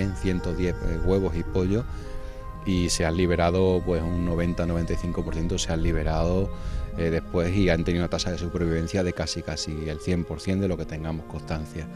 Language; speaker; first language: Spanish; native; Spanish